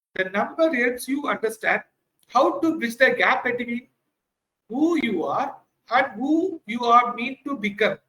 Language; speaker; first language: English; non-native, local second language; Tamil